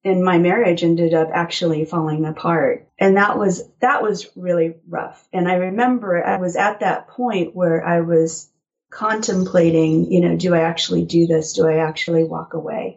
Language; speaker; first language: English; native; English